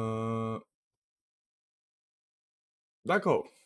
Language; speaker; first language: French; non-native, learner; Russian